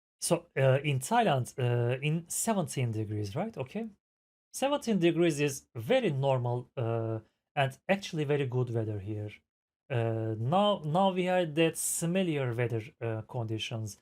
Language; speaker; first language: English; non-native, fluent; Turkish